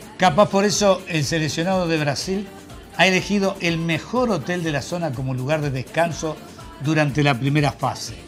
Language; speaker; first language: Spanish; native; Spanish